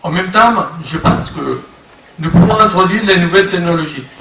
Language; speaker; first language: French; non-native, learner; Spanish